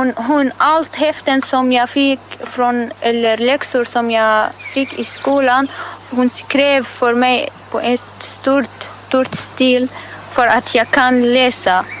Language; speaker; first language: Swedish; non-native, learner; Arabic